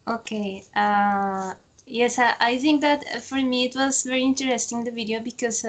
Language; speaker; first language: English; non-native, fluent; Spanish